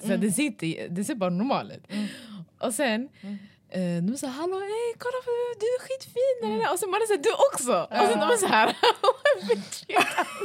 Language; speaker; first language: Swedish; early bilingual, other home language; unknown